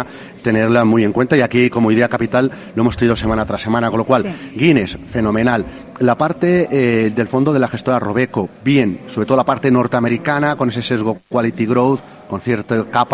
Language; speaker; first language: Spanish; native; Spanish